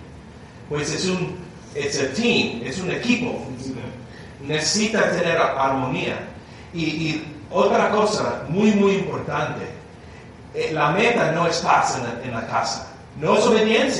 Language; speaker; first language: Spanish; non-native, learner; English